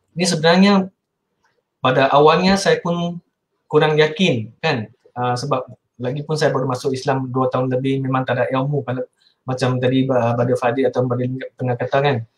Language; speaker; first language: Malay; non-native, local second language; Chinese